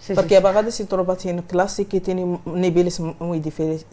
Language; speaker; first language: Catalan; non-native, learner; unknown